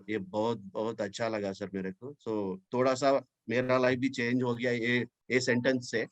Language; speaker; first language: Hindi; non-native, local second language; Telugu